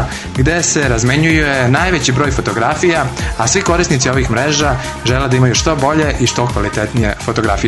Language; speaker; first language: Serbian; native; Serbian